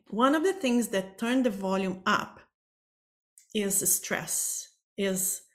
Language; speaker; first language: English; non-native, fluent; Portuguese